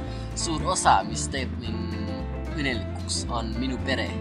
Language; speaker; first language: Estonian; non-native, learner; Thai